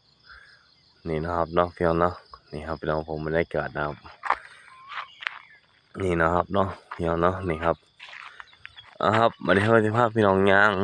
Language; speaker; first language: Thai; non-native, local second language; Northeastern Thai